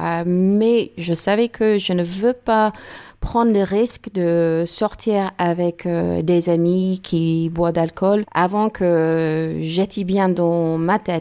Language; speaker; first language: French; non-native, learner; English